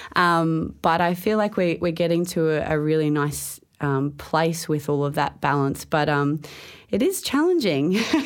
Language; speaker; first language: English; native; English